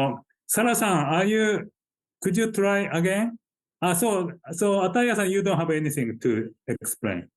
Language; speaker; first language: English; non-native, fluent; Japanese